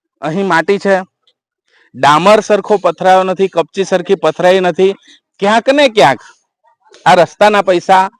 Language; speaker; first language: Gujarati; native; Gujarati